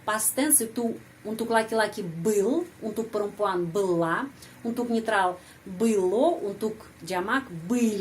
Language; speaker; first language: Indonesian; non-native, fluent; Russian